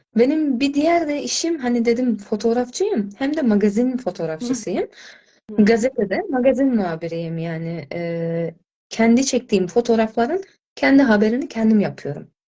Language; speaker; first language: Turkish; non-native, fluent; Azerbaijani